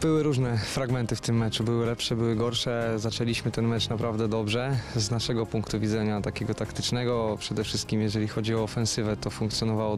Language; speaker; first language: Polish; native; Polish